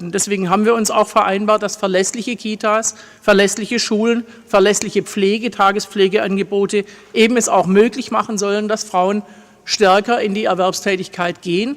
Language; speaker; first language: German; native; German